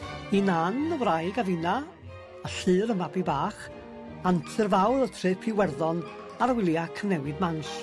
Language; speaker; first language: Welsh; native; Welsh